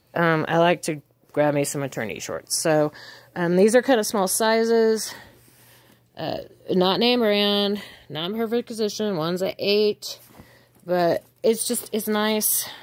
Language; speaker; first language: English; native; English